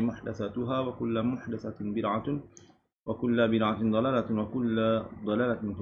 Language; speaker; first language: Arabic; non-native, fluent; Malay